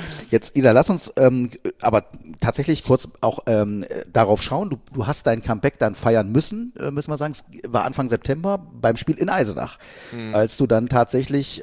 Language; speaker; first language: German; native; German